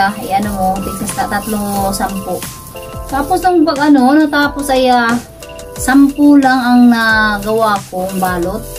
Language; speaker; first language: Filipino; non-native, local second language; Cebuano